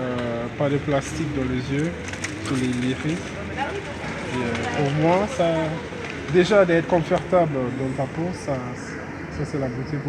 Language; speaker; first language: French; non-native, fluent; English